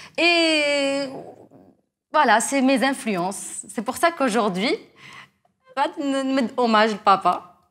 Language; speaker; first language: French; non-native, local second language; Arabic